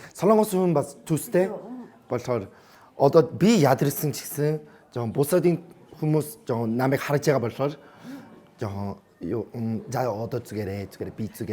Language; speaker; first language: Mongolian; non-native, fluent; Korean